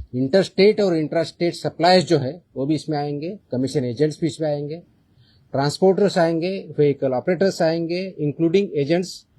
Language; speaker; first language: Hindi; non-native, local second language; Marathi